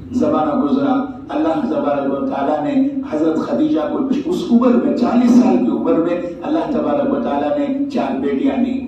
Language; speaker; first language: Urdu; native; Urdu